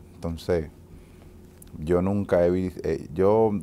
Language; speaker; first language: Spanish; native; Spanish